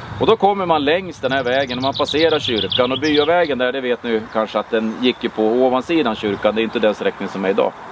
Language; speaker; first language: Swedish; native; Swedish